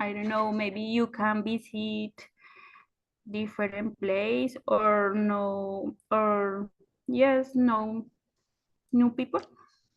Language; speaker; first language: English; non-native, learner; Spanish